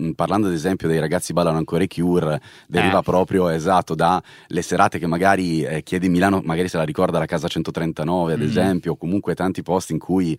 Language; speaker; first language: Italian; native; Italian